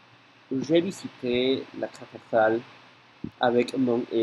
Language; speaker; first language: French; non-native, learner; Spanish